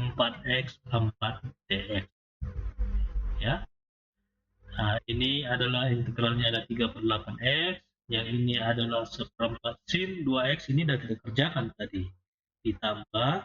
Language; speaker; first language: Indonesian; native; Indonesian